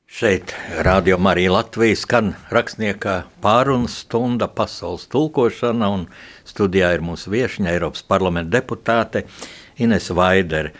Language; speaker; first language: Latvian; native; Latvian